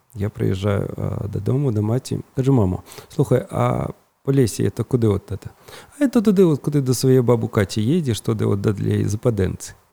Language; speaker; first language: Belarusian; native; Belarusian